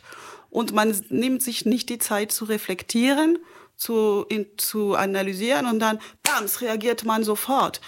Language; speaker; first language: German; non-native, fluent; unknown